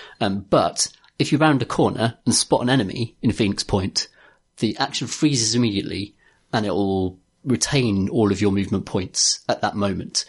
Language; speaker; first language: English; native; English